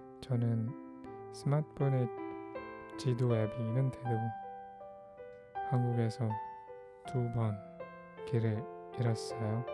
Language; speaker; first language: Korean; non-native, fluent; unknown